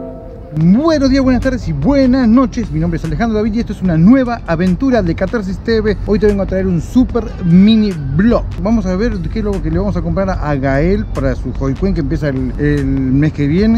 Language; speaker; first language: Spanish; native; Spanish